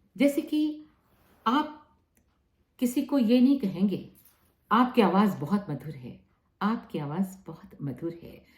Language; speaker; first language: Hindi; native; Hindi